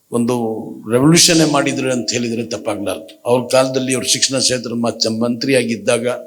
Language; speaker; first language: Kannada; non-native, local second language; Urdu